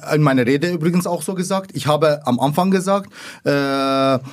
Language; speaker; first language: German; early bilingual, other home language; Arabic